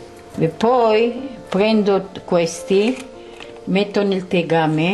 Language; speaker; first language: Italian; non-native, learner; Arabic